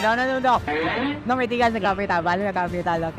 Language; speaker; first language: Spanish; non-native, fluent; Filipino